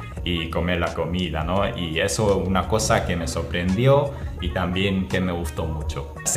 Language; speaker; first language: Spanish; non-native, fluent; Japanese